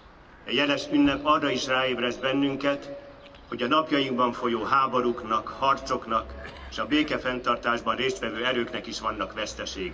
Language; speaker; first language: Hungarian; native; Hungarian